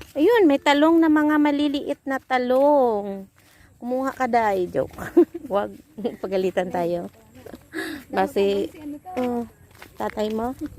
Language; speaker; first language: Filipino; non-native, local second language; Cebuano